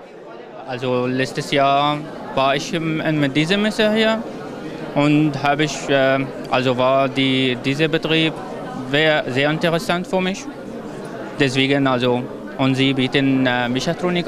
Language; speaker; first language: German; non-native, learner; Arabic